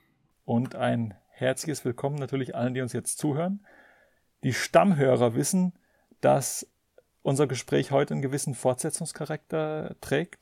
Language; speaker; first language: German; native; German